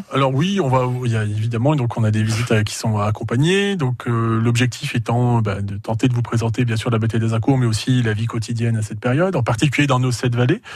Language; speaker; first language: French; native; French